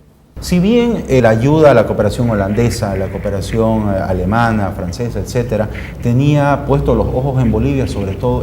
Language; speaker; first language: Spanish; native; Spanish